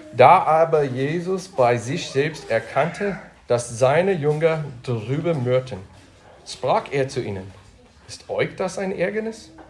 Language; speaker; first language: German; non-native, fluent; English